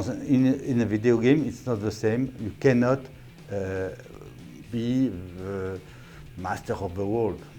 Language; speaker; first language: English; non-native, learner; French